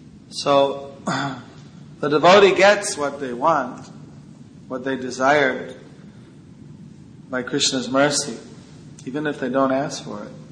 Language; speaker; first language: English; native; English